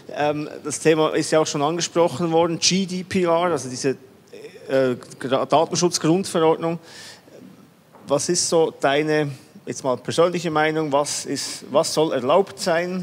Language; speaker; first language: German; native; German